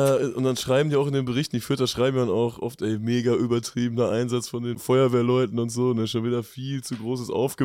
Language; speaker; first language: German; native; German